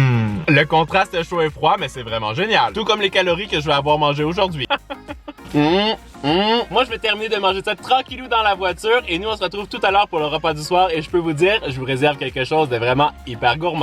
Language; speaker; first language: French; native; French